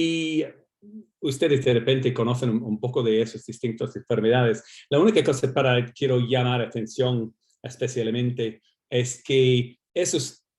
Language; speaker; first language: Spanish; non-native, fluent; English